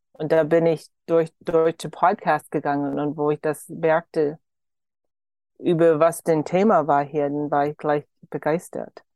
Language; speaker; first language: German; early bilingual, heritage; German